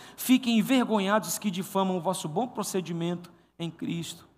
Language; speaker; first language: Portuguese; native; Portuguese